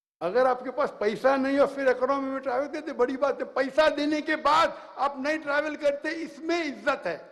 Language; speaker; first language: Hindi; native; Hindi